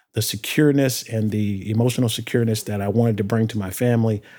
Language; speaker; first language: English; native; English